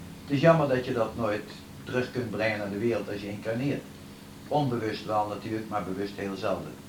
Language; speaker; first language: Dutch; native; Dutch